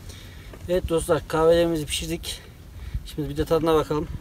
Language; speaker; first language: Turkish; native; Turkish